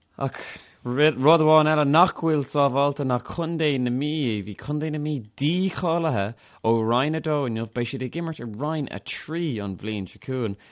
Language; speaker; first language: Irish; non-native, local second language; English